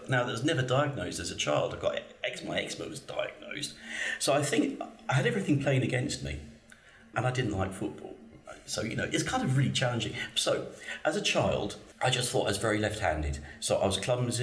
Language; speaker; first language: English; native; English